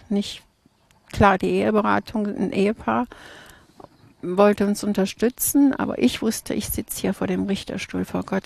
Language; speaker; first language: German; native; German